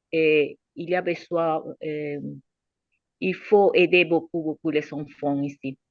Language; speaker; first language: French; non-native, learner; Spanish